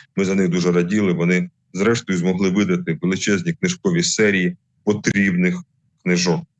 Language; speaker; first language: Ukrainian; native; Ukrainian